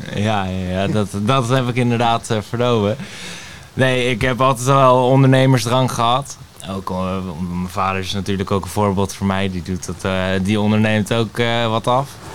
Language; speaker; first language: Dutch; native; Dutch